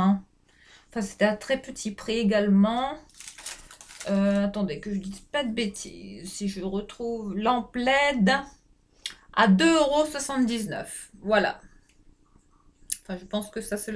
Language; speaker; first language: French; native; French